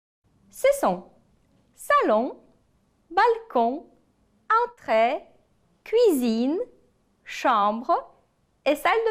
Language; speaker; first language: French; non-native, fluent; Ukrainian